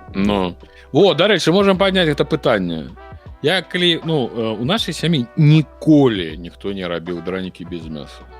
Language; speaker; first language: Belarusian; non-native, local second language; Russian